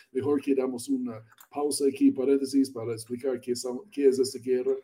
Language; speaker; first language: Spanish; non-native, learner; English